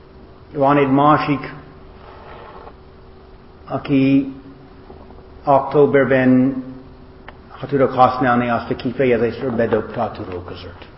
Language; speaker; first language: Hungarian; non-native, learner; English